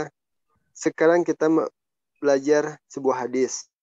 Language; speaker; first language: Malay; non-native, local second language; Sundanese